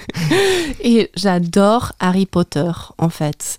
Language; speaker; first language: French; native; French